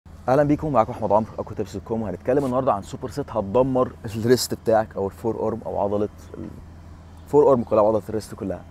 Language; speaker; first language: Arabic; native; Arabic